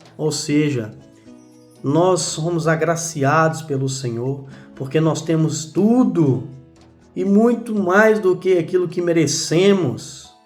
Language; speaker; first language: Portuguese; native; Portuguese